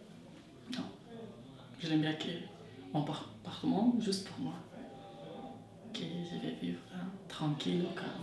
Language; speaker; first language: French; non-native, learner; Persian